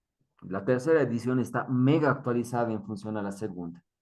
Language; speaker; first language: Spanish; native; Spanish